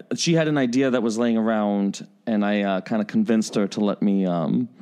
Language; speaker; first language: English; native; English